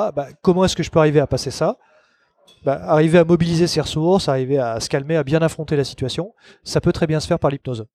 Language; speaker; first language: French; native; French